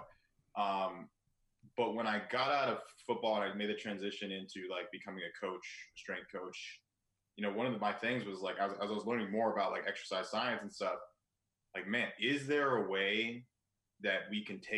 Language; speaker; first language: English; native; English